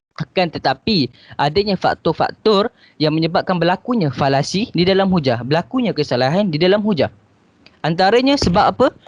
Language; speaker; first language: Malay; native; Malay